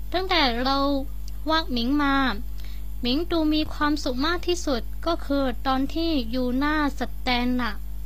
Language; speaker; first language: Thai; non-native, learner; Chinese